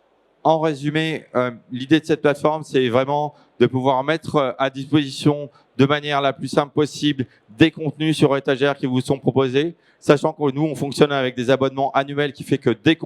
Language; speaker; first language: French; native; French